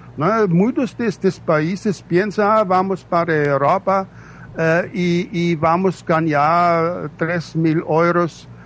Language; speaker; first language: Portuguese; non-native, fluent; German